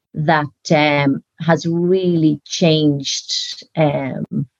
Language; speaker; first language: English; native; English